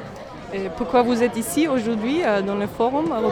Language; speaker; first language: French; non-native, fluent; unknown